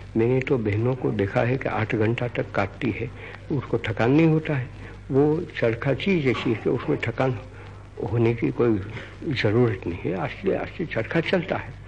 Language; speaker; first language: Hindi; non-native, local second language; Gujarati